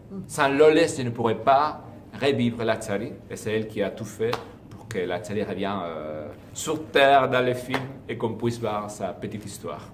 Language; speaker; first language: French; non-native, fluent; Spanish